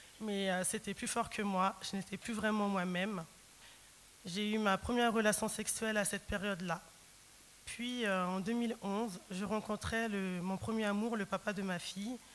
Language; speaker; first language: French; early bilingual, other home language; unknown